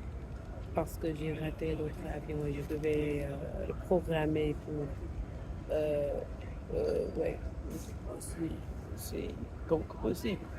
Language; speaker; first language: French; non-native, fluent; English